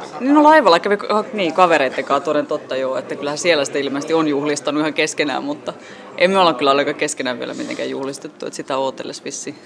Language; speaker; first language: Finnish; native; Finnish